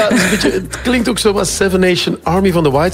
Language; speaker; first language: Dutch; native; Dutch